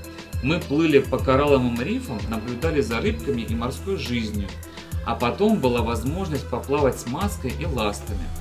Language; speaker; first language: Russian; native; Russian